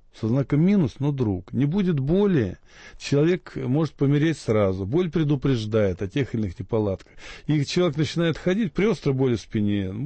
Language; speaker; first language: Russian; native; Russian